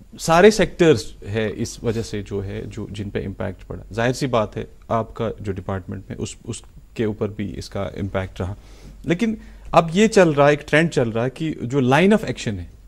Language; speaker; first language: Hindi; non-native, local second language; Kashmiri